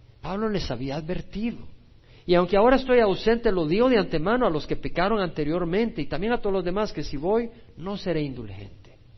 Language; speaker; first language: Spanish; native; Spanish